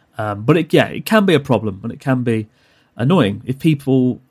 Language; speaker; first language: English; native; English